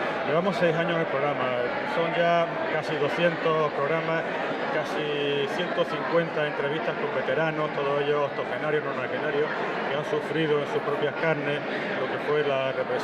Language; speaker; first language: Spanish; native; Spanish